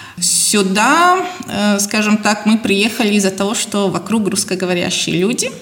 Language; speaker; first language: Russian; non-native, local second language; Latvian